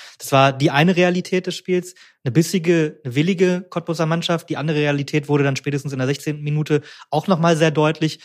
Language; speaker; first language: German; native; German